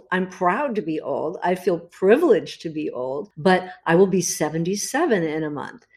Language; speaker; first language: English; native; English